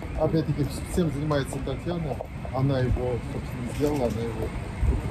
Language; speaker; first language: Russian; native; Russian